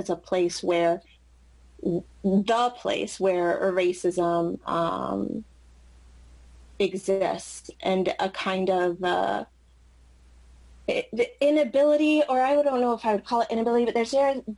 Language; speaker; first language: English; early bilingual, other home language; Arabic